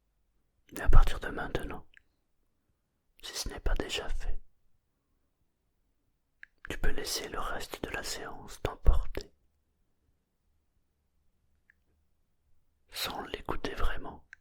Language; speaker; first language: French; native; French